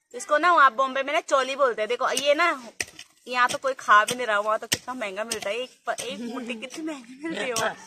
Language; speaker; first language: Hindi; non-native, local second language; Garhwali